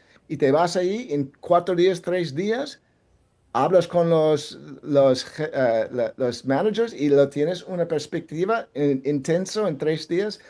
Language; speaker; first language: Spanish; non-native, fluent; English